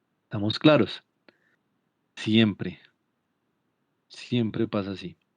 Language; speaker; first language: Spanish; native; Spanish